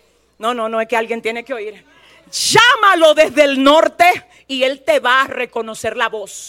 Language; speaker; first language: Spanish; native; Spanish